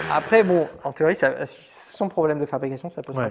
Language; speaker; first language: French; native; French